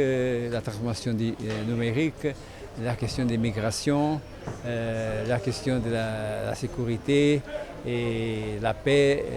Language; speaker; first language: French; non-native, fluent; Spanish